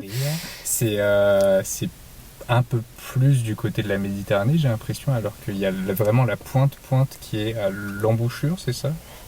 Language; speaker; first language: French; native; French